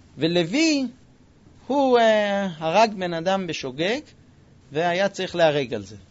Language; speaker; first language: Hebrew; non-native, fluent; English